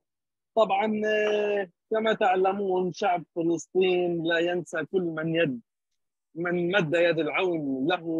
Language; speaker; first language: Arabic; native; Arabic